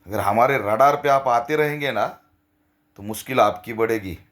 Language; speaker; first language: Hindi; non-native, local second language; Marathi